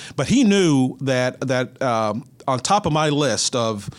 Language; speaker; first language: English; native; English